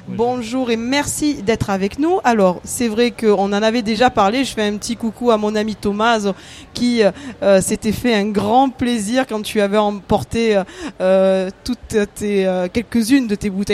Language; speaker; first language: French; native; French